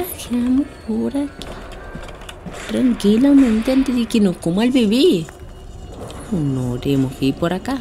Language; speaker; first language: Spanish; native; Spanish